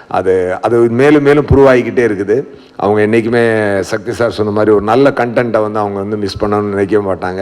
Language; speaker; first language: Tamil; native; Tamil